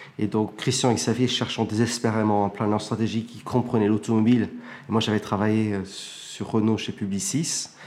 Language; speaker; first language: French; early bilingual, heritage; French